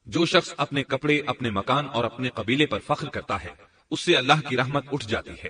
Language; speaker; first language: Urdu; native; Urdu